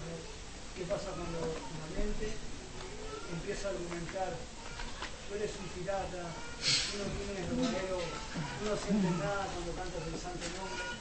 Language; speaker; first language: Spanish; native; Spanish